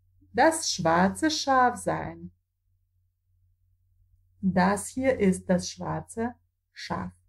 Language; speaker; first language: German; non-native, fluent; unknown